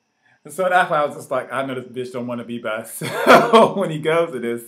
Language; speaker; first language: English; native; English